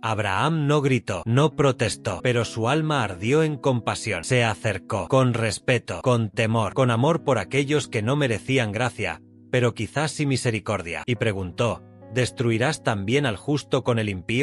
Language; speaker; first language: Spanish; native; Spanish